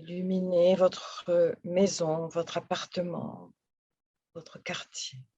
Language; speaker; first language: French; native; French